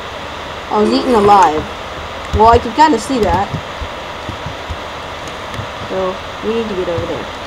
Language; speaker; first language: English; native; English